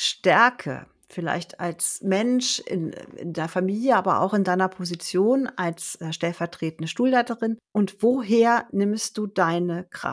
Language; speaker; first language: German; native; German